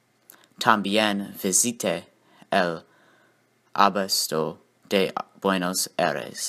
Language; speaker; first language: Spanish; non-native, learner; English